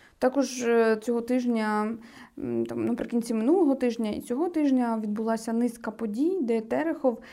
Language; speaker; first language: Ukrainian; native; Ukrainian